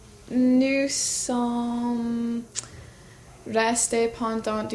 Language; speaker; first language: French; non-native, learner; English